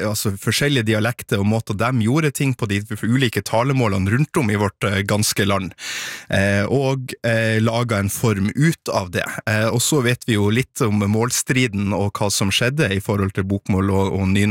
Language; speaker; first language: Norwegian; native; Norwegian